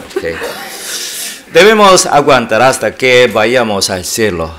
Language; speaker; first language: Spanish; non-native, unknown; Korean